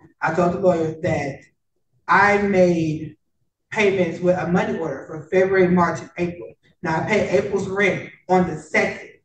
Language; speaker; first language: English; native; English